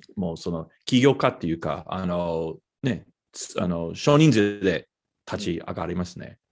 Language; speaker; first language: Japanese; native; Japanese